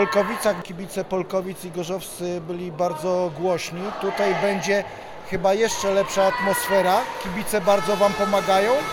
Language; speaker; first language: Polish; native; Polish